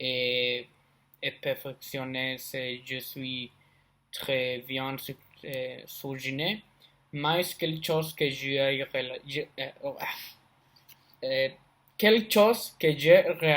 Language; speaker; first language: French; non-native, learner; Spanish